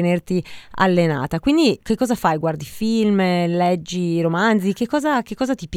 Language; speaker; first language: Italian; native; Italian